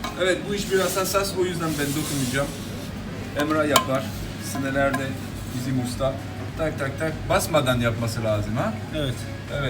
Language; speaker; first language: Turkish; non-native, learner; French